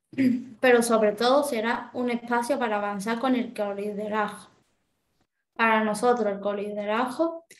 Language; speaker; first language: Spanish; native; Spanish